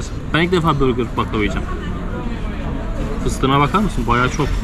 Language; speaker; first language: Turkish; native; Turkish